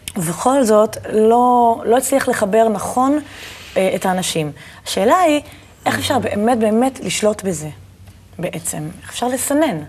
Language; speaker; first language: Hebrew; native; Hebrew